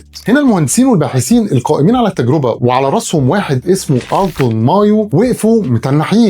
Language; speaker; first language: Arabic; native; Arabic